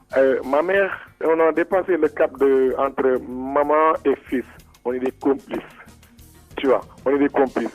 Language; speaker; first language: French; non-native, local second language; Wolof